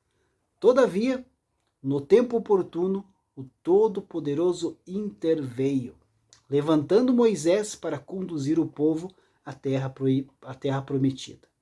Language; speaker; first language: Portuguese; native; Portuguese